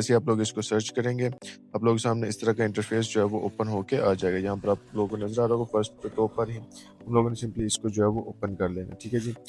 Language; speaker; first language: Urdu; native; Urdu